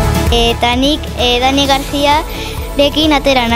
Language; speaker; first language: Basque; non-native, local second language; Spanish